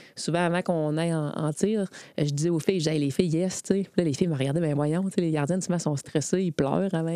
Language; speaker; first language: French; native; French